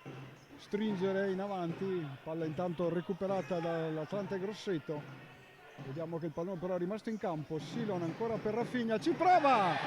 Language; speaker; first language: Italian; native; Italian